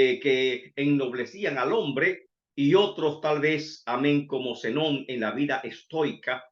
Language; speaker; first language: Spanish; native; Spanish